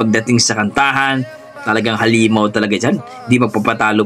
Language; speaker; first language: Filipino; native; Filipino